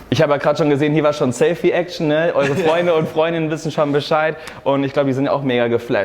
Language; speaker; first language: German; native; German